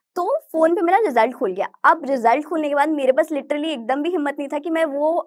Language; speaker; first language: Hindi; native; Hindi